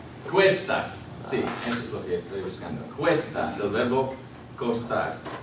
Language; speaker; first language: Spanish; non-native, fluent; English